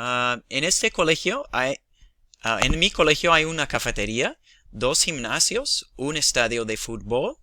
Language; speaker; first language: Spanish; non-native, fluent; English